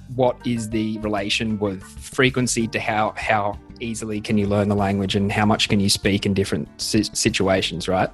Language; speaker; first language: English; native; English